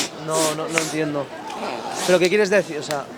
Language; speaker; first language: Spanish; native; Spanish